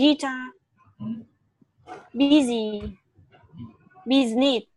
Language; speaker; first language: English; non-native, learner; Vietnamese